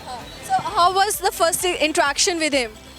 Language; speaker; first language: English; non-native, local second language; Urdu